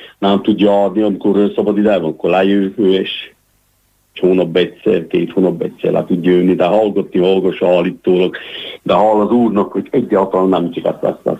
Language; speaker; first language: Hungarian; native; Hungarian